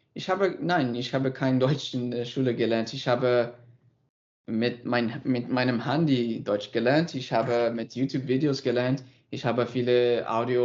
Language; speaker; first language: German; non-native, learner; English